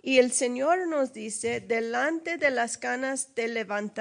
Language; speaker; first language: Spanish; early bilingual, heritage; English